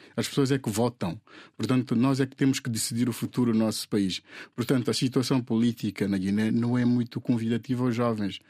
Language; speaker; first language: Portuguese; non-native, local second language; Upper Guinea Crioulo